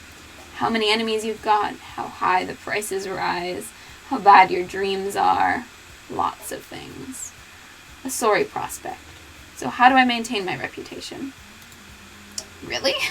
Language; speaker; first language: English; native; English